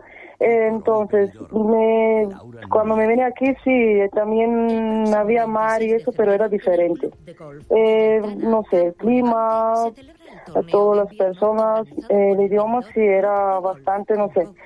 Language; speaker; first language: Spanish; non-native, fluent; Bulgarian